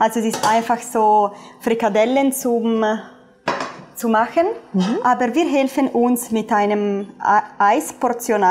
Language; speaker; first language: German; non-native, fluent; Italian